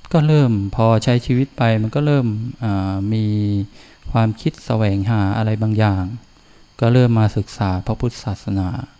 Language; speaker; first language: Thai; native; Thai